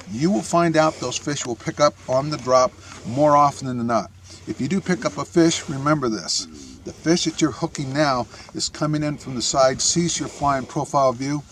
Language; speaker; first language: English; native; English